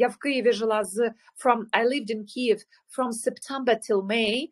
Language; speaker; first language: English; non-native, fluent; Ukrainian